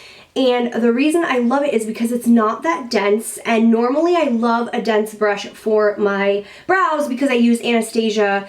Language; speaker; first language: English; native; English